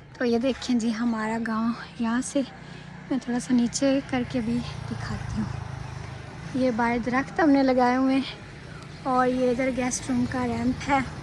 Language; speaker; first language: Urdu; non-native, local second language; Punjabi